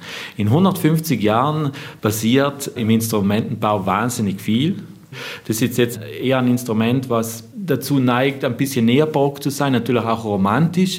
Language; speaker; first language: German; native; German